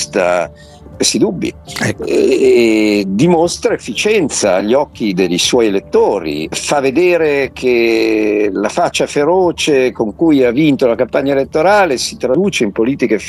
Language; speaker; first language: Italian; native; Italian